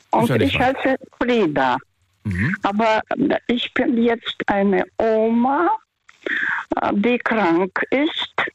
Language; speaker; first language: German; non-native, fluent; Russian